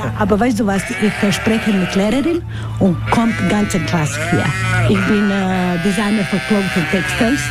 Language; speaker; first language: German; non-native, learner; Croatian